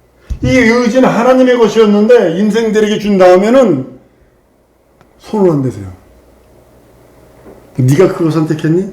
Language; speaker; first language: Korean; native; Korean